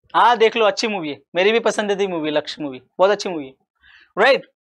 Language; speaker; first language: Hindi; non-native, local second language; Marathi